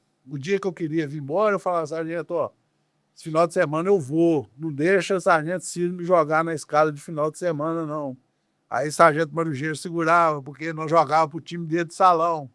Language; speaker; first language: Portuguese; native; Portuguese